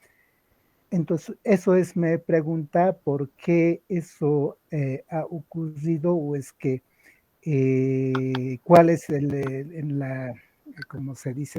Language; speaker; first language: Spanish; non-native, local second language; Aymara